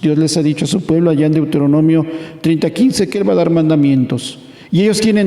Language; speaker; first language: Spanish; native; Spanish